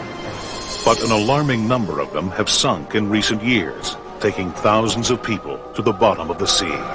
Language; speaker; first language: English; native; English